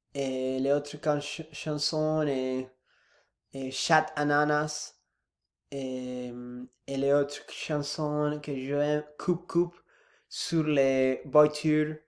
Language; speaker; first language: French; non-native, learner; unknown